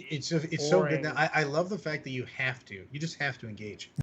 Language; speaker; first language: English; native; English